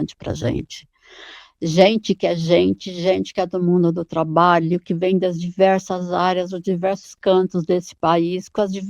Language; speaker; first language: Portuguese; native; Portuguese